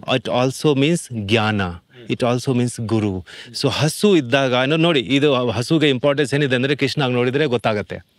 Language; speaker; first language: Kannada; non-native, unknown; Hindi